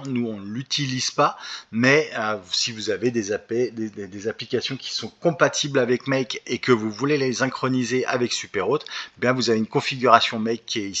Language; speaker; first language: French; native; French